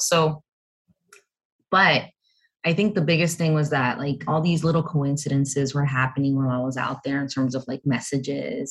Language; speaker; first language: English; native; English